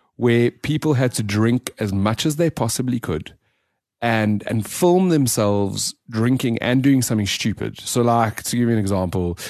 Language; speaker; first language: English; native; English